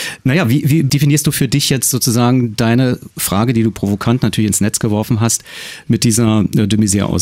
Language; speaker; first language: German; native; German